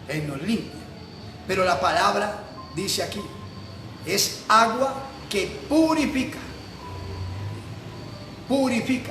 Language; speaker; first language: Spanish; native; Spanish